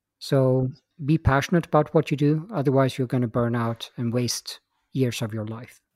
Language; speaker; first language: English; non-native, fluent; Swedish